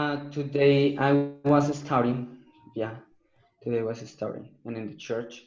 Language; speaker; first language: English; non-native, learner; Spanish